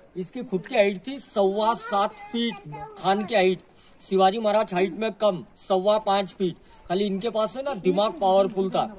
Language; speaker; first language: Hindi; non-native, local second language; Marathi